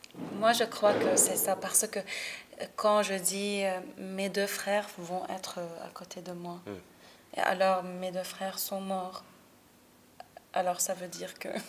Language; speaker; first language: French; non-native, local second language; Arabic